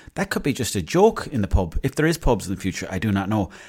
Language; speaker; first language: English; native; English